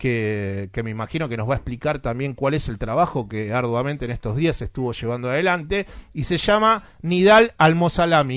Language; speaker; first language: Spanish; native; Spanish